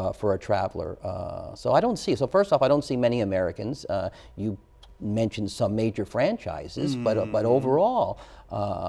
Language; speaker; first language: English; native; English